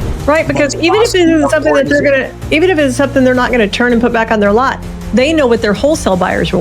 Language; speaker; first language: English; native; English